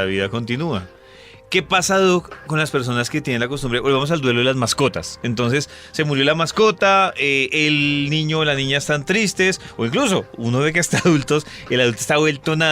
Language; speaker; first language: Spanish; native; Spanish